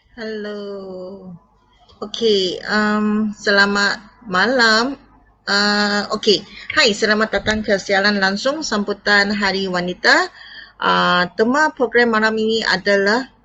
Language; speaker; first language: Malay; non-native, local second language; Chinese